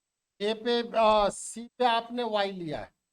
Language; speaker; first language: Hindi; native; Hindi